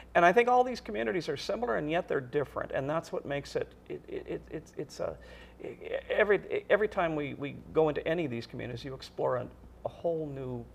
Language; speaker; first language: English; native; English